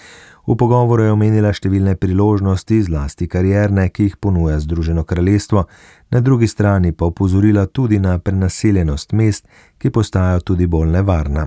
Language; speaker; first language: Slovenian; native; Slovenian